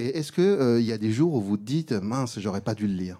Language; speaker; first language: French; native; French